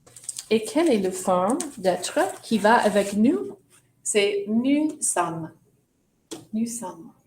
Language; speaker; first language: French; non-native, fluent; English